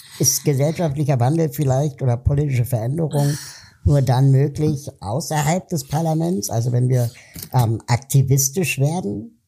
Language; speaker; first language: German; native; German